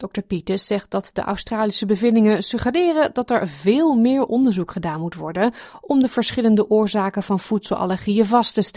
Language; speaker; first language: Dutch; native; Dutch